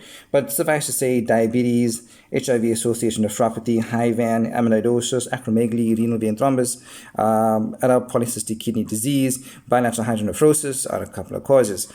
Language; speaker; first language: English; native; English